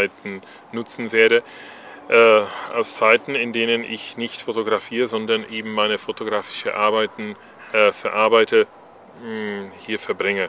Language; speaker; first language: German; non-native, fluent; Czech